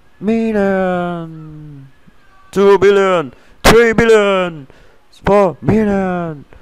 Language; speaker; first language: English; non-native, learner; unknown